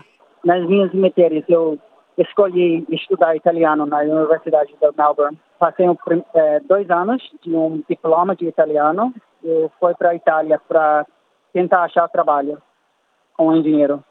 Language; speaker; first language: Portuguese; non-native, fluent; English